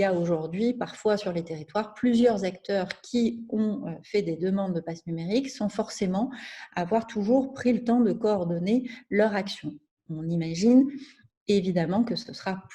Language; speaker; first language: French; native; French